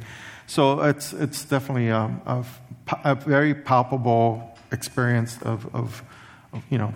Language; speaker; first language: English; early bilingual, other home language; Spanish